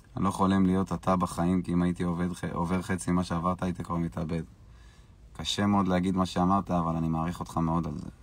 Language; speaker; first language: Hebrew; native; Hebrew